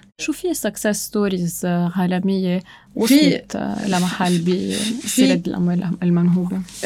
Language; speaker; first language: Arabic; native; Arabic